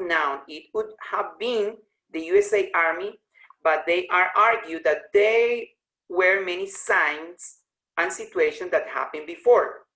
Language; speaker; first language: English; non-native, learner; Spanish